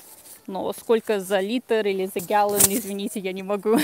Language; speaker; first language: Russian; early bilingual, heritage; Russian